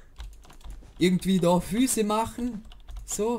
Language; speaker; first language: German; native; German